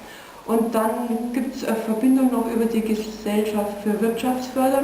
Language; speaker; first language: German; native; German